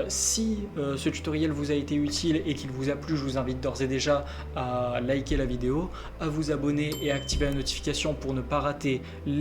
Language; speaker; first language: French; native; French